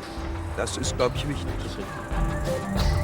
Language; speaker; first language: German; native; German